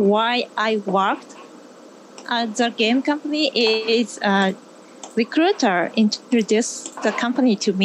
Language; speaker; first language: English; non-native, learner; Japanese